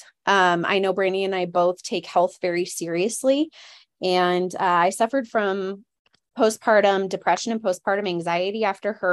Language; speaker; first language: English; native; English